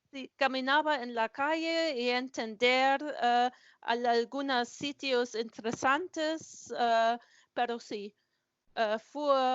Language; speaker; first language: Spanish; non-native, learner; German